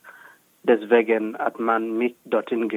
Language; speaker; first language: German; non-native, fluent; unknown